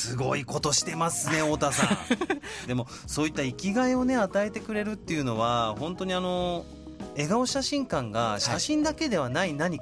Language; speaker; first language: Japanese; native; Japanese